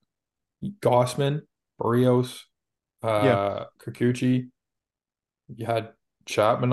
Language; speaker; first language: English; native; English